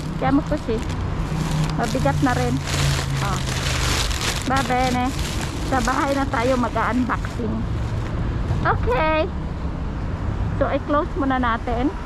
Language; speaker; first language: Filipino; native; Filipino